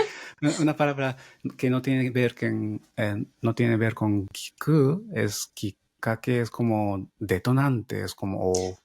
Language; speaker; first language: Spanish; non-native, fluent; Japanese